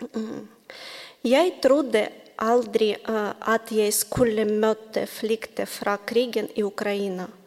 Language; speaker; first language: Norwegian; non-native, learner; Ukrainian